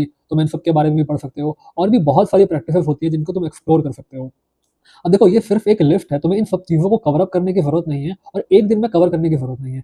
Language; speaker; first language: Hindi; native; Hindi